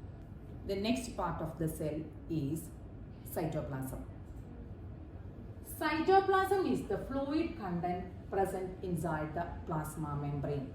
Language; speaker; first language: English; non-native, local second language; Malayalam